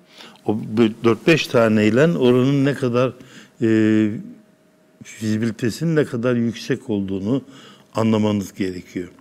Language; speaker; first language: Turkish; native; Turkish